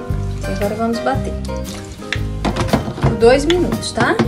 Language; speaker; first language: Portuguese; native; Portuguese